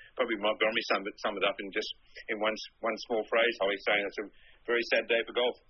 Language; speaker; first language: English; native; English